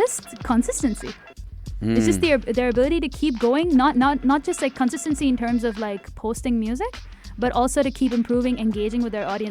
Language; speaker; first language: English; non-native, local second language; Tamil